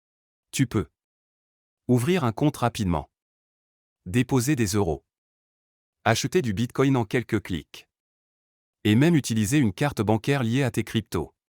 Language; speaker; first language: French; native; French